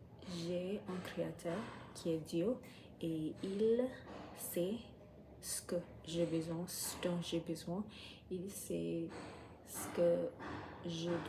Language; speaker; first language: French; non-native, fluent; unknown